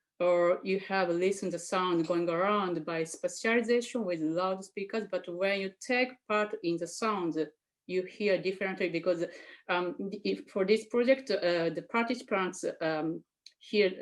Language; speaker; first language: English; non-native, fluent; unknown